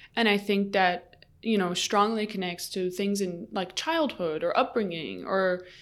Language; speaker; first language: English; early bilingual, other home language; Arabic